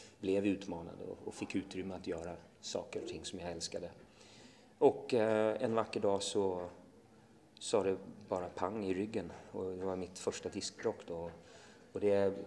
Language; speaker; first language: Swedish; early bilingual, other home language; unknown